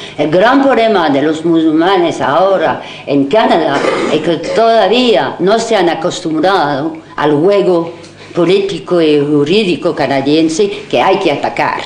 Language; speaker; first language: Spanish; non-native, fluent; French